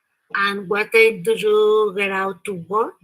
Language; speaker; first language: English; non-native, learner; Spanish